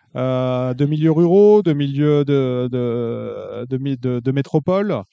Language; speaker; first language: French; native; French